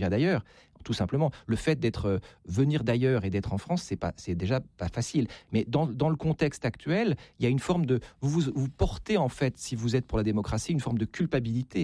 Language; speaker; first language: French; native; French